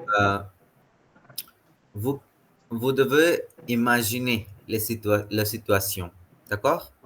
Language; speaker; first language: French; non-native, fluent; Hindi